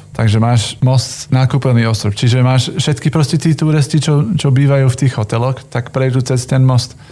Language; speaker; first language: Slovak; non-native, fluent; English